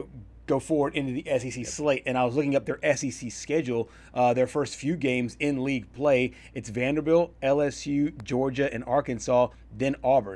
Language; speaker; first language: English; native; English